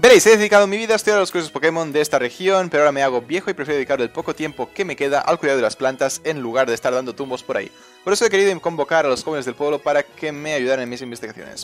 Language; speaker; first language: Spanish; native; Spanish